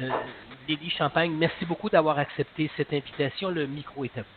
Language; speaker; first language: French; native; French